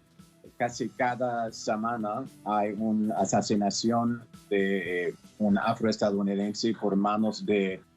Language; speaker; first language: Spanish; non-native, fluent; English